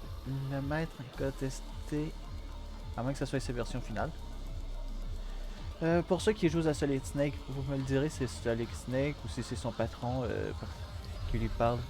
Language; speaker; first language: French; native; French